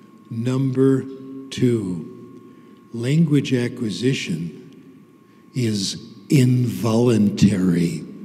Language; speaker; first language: English; native; English